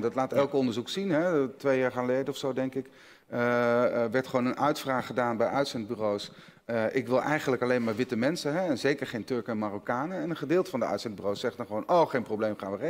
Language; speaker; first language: Dutch; native; Dutch